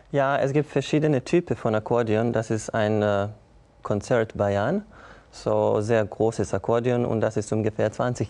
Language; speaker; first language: German; non-native, learner; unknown